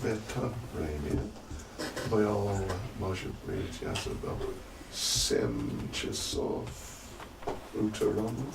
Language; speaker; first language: Russian; non-native, learner; English